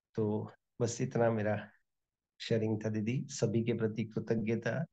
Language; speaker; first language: Hindi; non-native, local second language; Gujarati